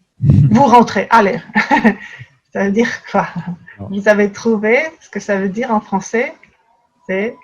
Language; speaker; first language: French; non-native, fluent; Russian